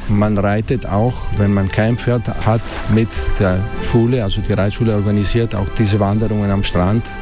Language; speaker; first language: German; non-native, fluent; Italian